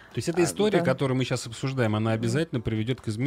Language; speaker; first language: Russian; native; Russian